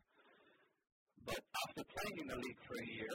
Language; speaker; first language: English; non-native, fluent; Hebrew